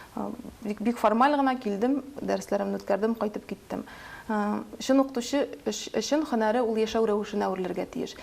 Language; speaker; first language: Tatar; native; Tatar